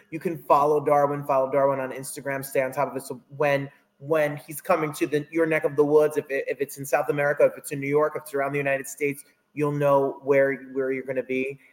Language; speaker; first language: English; native; English